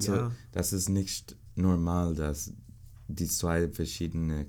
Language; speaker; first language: German; non-native, learner; English